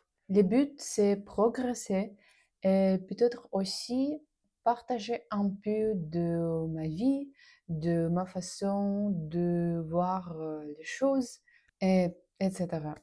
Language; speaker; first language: French; non-native, learner; Russian